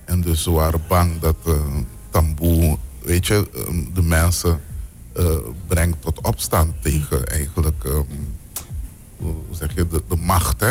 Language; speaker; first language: Dutch; non-native, local second language; Papiamento